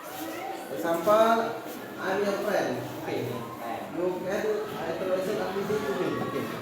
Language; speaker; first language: English; non-native, learner; Indonesian